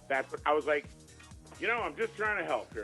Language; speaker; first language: English; native; English